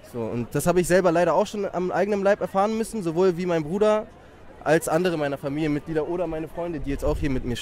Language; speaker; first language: German; native; German